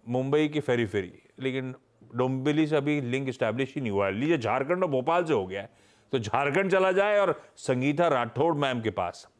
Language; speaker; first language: Hindi; native; Hindi